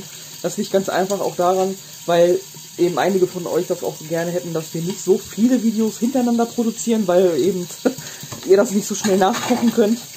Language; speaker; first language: German; native; German